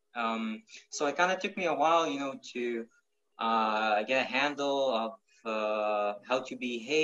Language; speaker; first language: English; non-native, fluent; Ukrainian